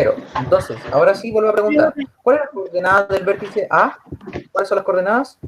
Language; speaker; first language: Spanish; native; Spanish